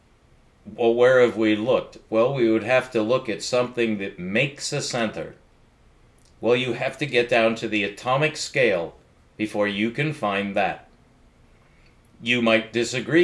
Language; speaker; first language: English; native; English